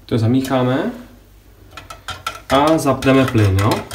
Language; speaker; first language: Czech; native; Czech